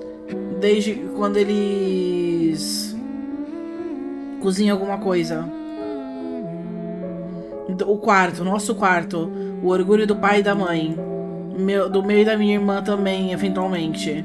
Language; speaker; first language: Portuguese; native; Portuguese